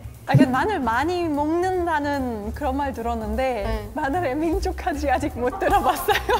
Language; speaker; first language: Korean; non-native, fluent; German